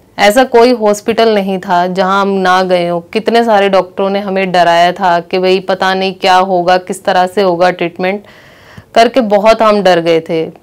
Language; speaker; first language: Hindi; native; Hindi